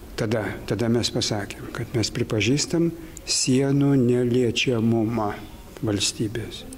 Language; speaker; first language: Lithuanian; native; Lithuanian